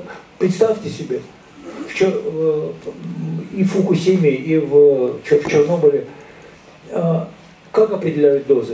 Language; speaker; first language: Russian; native; Russian